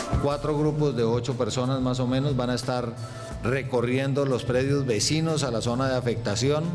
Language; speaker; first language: Spanish; native; Spanish